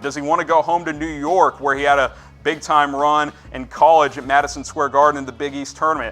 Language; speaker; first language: English; native; English